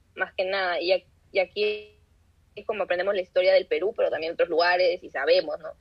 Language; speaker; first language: Spanish; native; Spanish